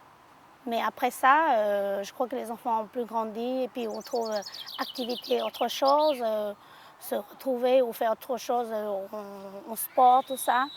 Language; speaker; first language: French; non-native, learner; Hmong